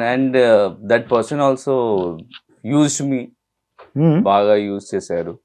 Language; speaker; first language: Telugu; non-native, learner; Hindi